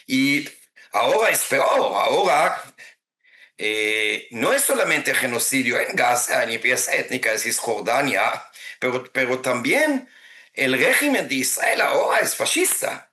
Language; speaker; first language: Spanish; non-native, fluent; Hebrew